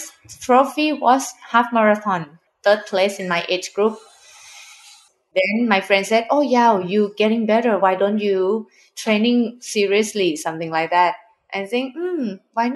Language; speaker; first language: English; non-native, learner; Thai